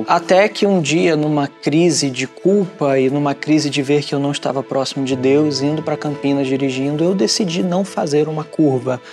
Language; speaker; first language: Portuguese; native; Portuguese